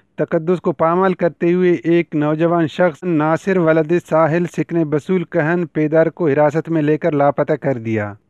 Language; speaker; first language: Urdu; non-native, local second language; Baluchi